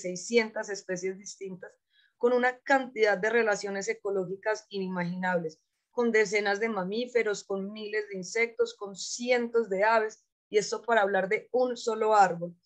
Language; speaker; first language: Spanish; native; Spanish